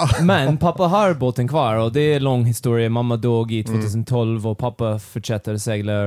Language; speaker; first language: Swedish; non-native, learner; English